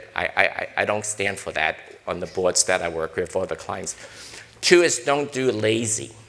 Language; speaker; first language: English; native; English